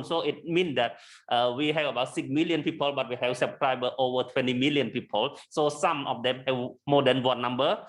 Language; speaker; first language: English; non-native, learner; Khmer